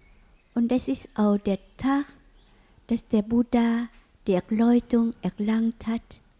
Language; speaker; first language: German; non-native, learner; Vietnamese